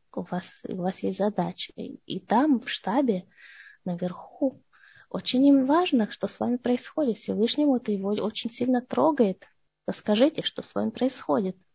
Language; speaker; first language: Russian; early bilingual, heritage; Russian